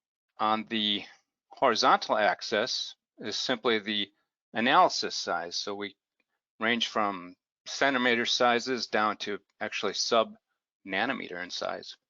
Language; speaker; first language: English; native; English